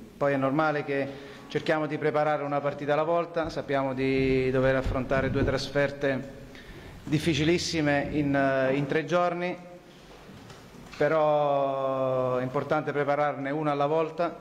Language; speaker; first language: Italian; native; Italian